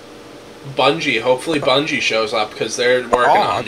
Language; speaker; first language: English; native; English